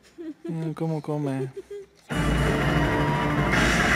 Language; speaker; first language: Spanish; native; Spanish